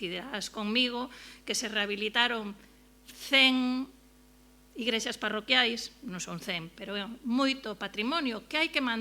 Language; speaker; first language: Galician; native; Galician